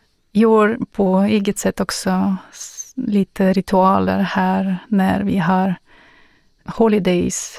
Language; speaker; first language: Swedish; non-native, learner; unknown